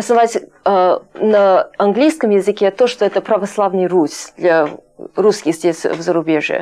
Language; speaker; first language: Russian; non-native, fluent; English